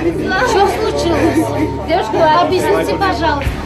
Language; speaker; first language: Russian; non-native, learner; Uzbek